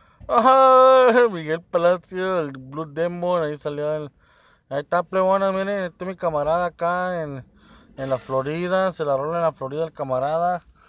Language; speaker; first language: Spanish; early bilingual, heritage; Spanish